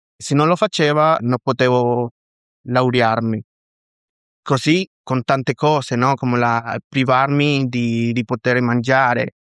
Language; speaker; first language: Italian; non-native, fluent; Spanish